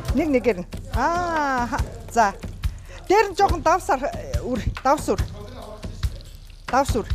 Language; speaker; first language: Mongolian; native; Mongolian